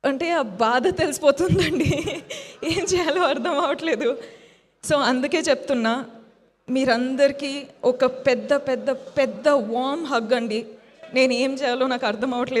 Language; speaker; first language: Telugu; non-native, fluent; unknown